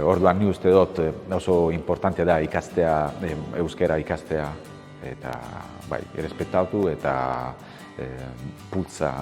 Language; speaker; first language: Basque; non-native, learner; Italian